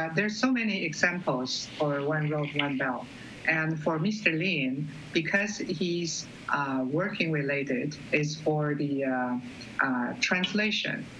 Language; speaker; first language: English; non-native, fluent; Chinese